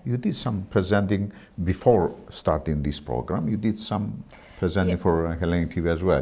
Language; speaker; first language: English; non-native, fluent; Greek